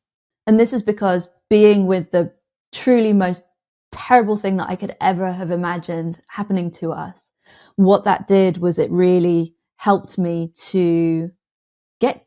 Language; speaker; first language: English; native; English